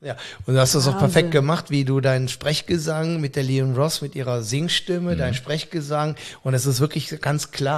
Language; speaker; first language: German; native; German